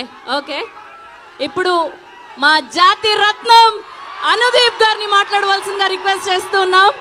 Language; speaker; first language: Telugu; native; Telugu